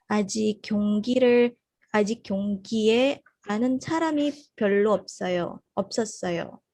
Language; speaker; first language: Korean; non-native, learner; Indonesian